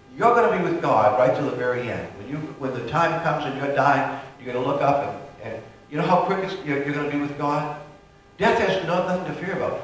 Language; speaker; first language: English; native; English